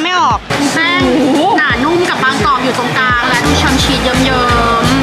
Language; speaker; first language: Thai; native; Thai